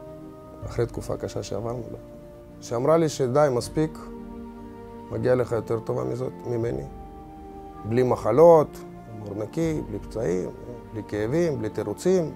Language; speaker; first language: Hebrew; early bilingual, other home language; Russian